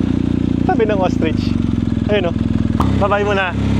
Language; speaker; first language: Filipino; native; Filipino